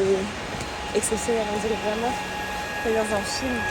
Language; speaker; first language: French; native; French